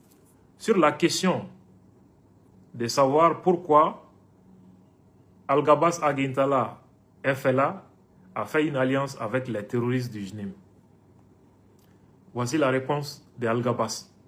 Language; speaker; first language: French; non-native, local second language; Bambara